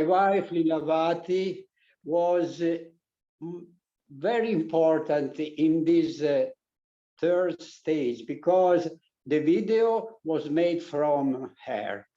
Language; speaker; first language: English; non-native, learner; Italian